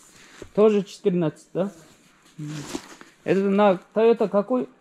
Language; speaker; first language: Russian; non-native, local second language; Kazakh